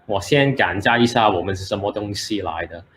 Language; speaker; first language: Chinese; early bilingual, heritage; Chinese